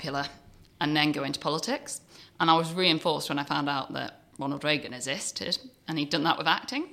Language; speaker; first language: English; native; English